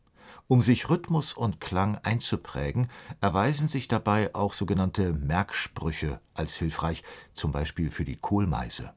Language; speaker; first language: German; native; German